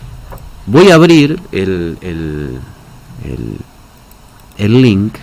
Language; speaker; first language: Spanish; native; Spanish